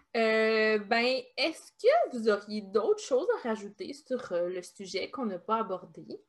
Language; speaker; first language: French; native; French